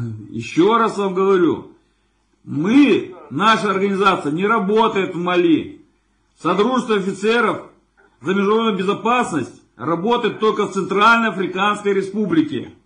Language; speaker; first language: Russian; native; Russian